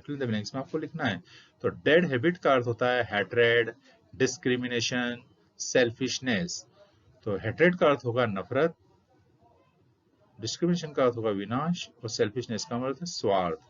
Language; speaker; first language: Hindi; native; Hindi